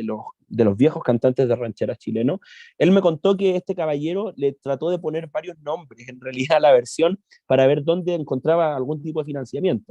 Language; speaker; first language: Spanish; native; Spanish